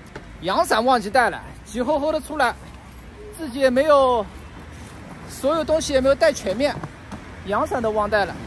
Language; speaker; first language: Chinese; non-native, local second language; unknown